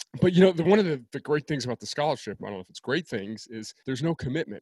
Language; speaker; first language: English; native; English